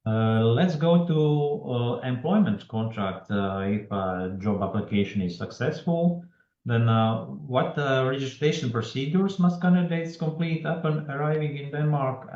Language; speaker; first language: English; non-native, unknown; Latvian